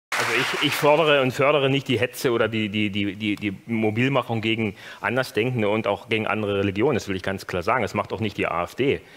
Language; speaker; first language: German; native; German